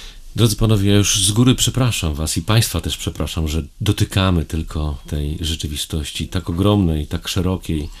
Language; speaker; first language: Polish; native; Polish